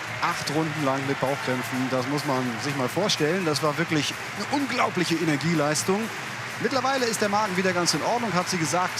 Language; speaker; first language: German; native; German